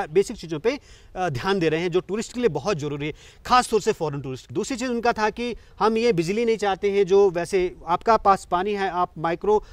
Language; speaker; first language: Hindi; native; Hindi